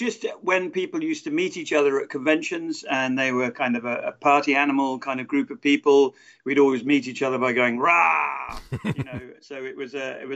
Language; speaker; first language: English; native; English